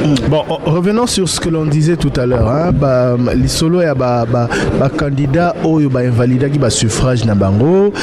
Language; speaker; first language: French; non-native, local second language; Lingala